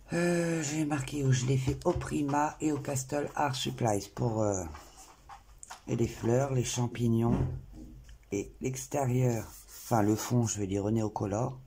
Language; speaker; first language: French; native; French